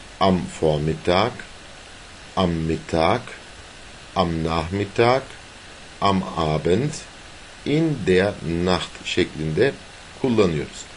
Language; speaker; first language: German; non-native, fluent; Turkish